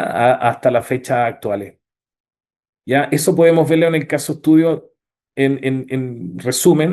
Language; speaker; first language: Spanish; native; Spanish